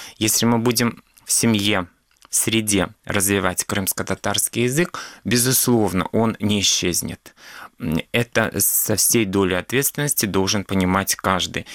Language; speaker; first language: Russian; non-native, local second language; Crimean Tatar